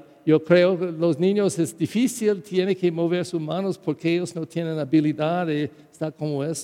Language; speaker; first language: Spanish; non-native, fluent; English